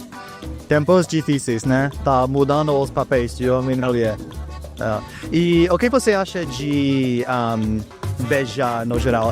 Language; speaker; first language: Portuguese; non-native, learner; English